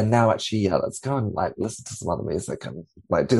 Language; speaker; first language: English; native; English